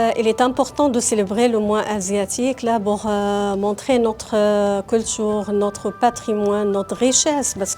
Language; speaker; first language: French; non-native, fluent; Arabic